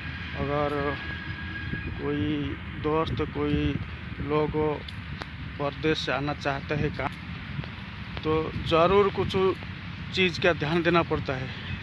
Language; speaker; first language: Hindi; non-native, local second language; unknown